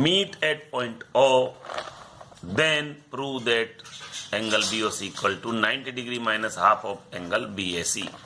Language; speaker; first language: English; non-native, local second language; Hindi